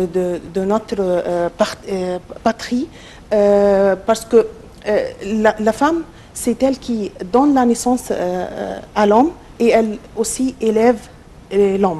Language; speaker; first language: French; non-native, local second language; Arabic